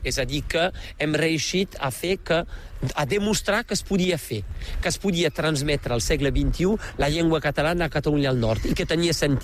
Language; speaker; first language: Catalan; native; Catalan